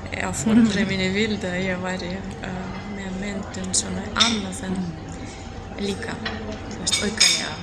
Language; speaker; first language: Icelandic; non-native, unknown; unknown